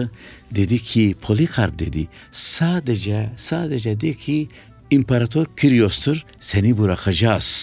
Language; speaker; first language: Turkish; non-native, local second language; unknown